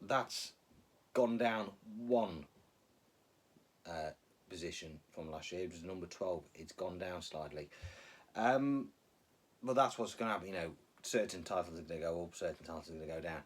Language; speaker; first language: English; native; English